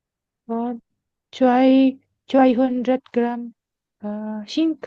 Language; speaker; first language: German; non-native, learner; Indonesian